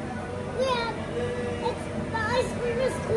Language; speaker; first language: English; non-native, local second language; Filipino